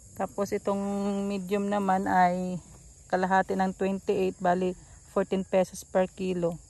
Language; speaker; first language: Filipino; non-native, local second language; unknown